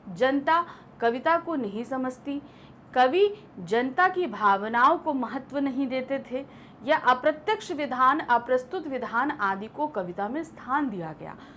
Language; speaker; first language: Hindi; native; Hindi